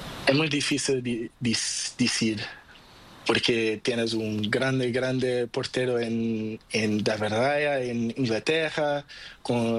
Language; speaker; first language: Spanish; non-native, learner; Portuguese